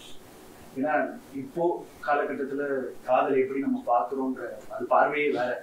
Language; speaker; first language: Tamil; native; Tamil